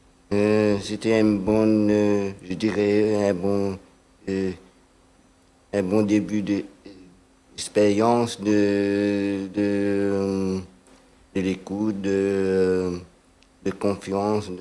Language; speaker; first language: French; non-native, local second language; Réunion Creole French